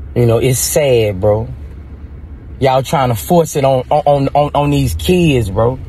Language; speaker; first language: English; native; English